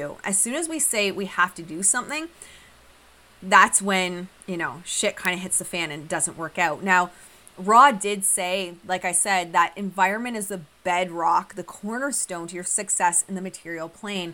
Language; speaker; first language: English; native; English